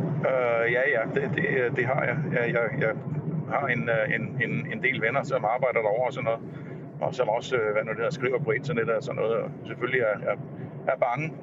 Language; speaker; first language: Danish; native; Danish